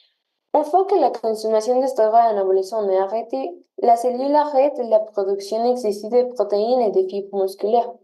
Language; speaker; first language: French; non-native, learner; Spanish